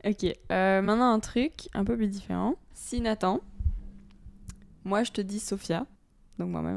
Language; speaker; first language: French; native; French